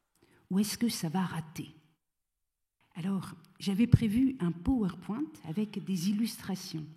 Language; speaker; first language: French; native; French